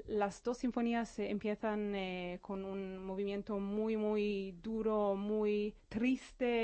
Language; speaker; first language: Spanish; non-native, fluent; Hebrew